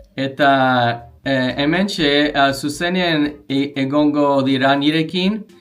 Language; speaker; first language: Basque; non-native, learner; English